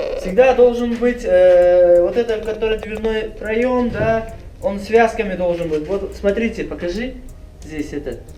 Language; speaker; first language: Russian; non-native, local second language; Tajik